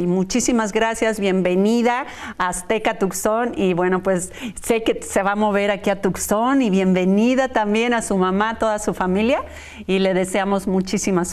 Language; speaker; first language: Spanish; native; Spanish